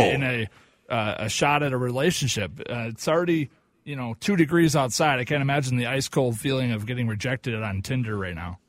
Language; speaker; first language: English; native; English